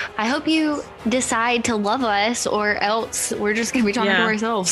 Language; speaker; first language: English; native; English